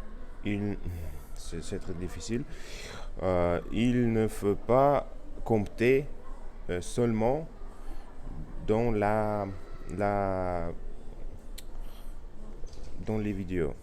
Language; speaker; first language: French; non-native, learner; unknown